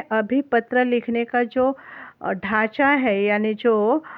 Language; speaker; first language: Hindi; non-native, local second language; Marathi